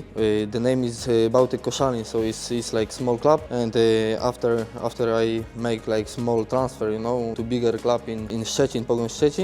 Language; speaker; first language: English; non-native, fluent; Polish